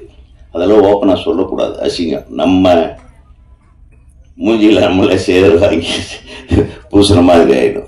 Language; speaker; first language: Tamil; native; Tamil